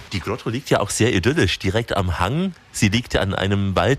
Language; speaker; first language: German; native; German